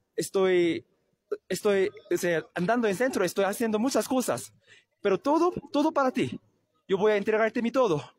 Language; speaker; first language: Spanish; non-native, learner; Korean